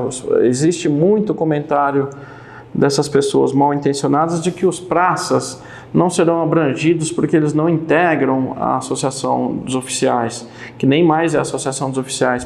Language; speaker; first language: Portuguese; native; Portuguese